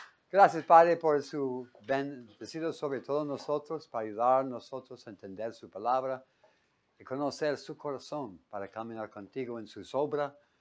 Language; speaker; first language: Spanish; non-native, learner; English